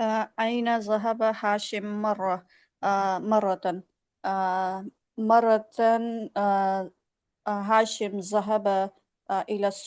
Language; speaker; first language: Arabic; non-native, learner; Urdu